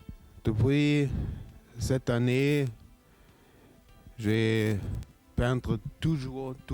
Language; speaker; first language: French; non-native, learner; German